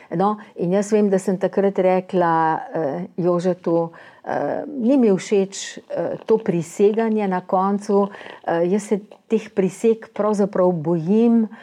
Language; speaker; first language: Slovenian; native; Slovenian